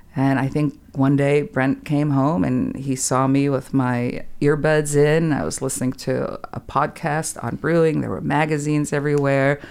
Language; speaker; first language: English; non-native, fluent; German